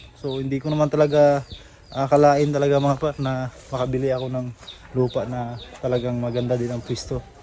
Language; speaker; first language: Filipino; non-native, local second language; Cebuano